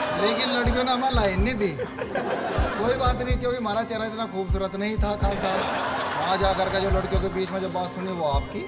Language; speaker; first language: Hindi; native; Hindi